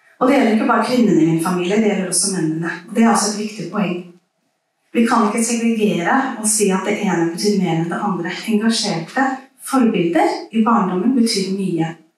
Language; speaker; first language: Norwegian; early bilingual, other home language; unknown